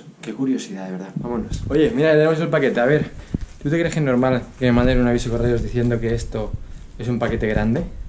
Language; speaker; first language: Spanish; native; Spanish